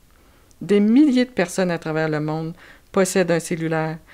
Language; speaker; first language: French; native; French